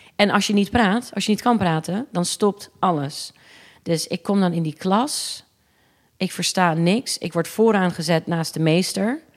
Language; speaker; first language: Dutch; early bilingual, other home language; English